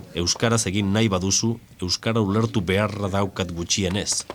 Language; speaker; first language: Basque; non-native, local second language; Spanish